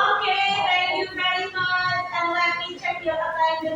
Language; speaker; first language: English; non-native, learner; Indonesian